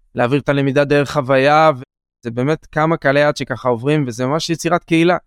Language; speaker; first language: Hebrew; native; Hebrew